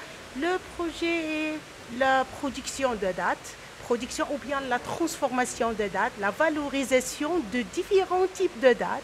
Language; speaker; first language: French; non-native, local second language; Arabic